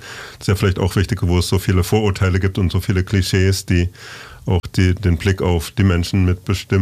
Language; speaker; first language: German; native; German